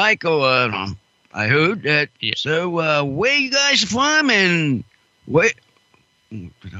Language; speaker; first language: English; non-native, fluent; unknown